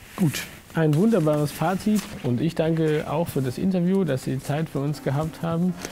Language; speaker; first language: German; native; German